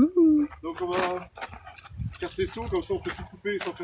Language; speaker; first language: French; native; French